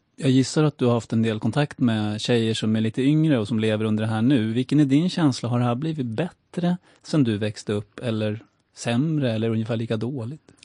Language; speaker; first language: Swedish; native; Swedish